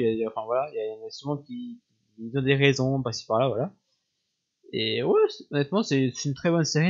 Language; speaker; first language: French; native; French